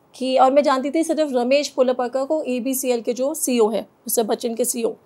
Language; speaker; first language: Hindi; native; Hindi